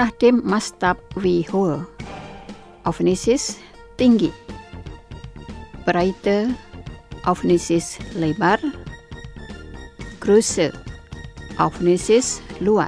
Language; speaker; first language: German; non-native, fluent; Indonesian